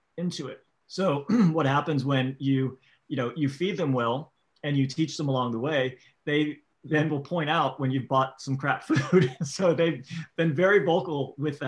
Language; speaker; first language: English; native; English